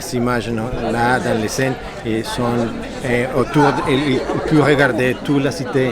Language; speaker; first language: French; non-native, fluent; Spanish